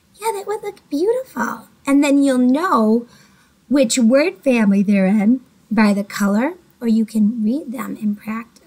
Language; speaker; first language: English; native; English